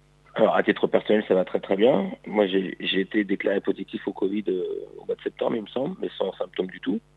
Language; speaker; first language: French; native; French